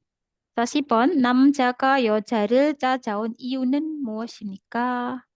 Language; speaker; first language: Korean; non-native, fluent; Indonesian